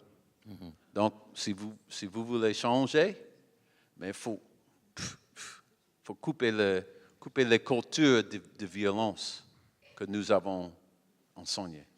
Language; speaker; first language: French; non-native, learner; English